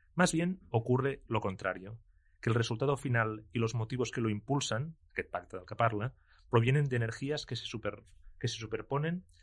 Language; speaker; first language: Spanish; non-native, local second language; Catalan